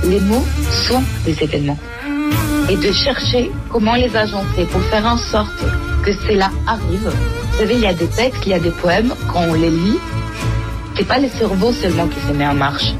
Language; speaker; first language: French; non-native, fluent; Greek